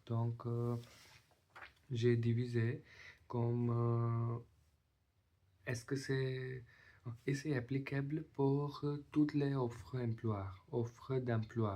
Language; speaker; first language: French; non-native, learner; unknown